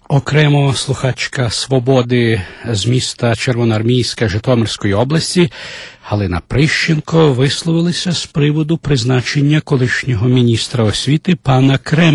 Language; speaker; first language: Ukrainian; native; Ukrainian